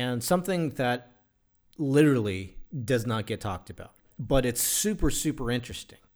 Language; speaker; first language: English; native; English